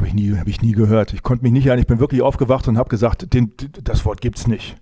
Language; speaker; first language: German; native; German